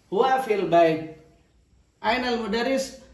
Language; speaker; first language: Arabic; non-native, fluent; Indonesian